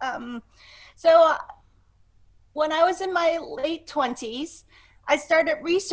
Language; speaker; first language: English; non-native, local second language; Cantonese